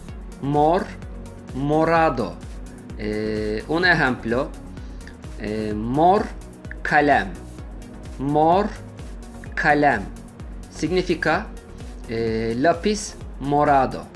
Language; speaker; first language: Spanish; non-native, fluent; Turkish